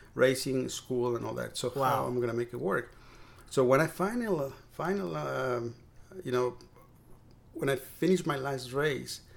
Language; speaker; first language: English; non-native, fluent; Spanish